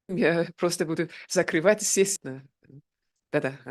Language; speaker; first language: Russian; non-native, fluent; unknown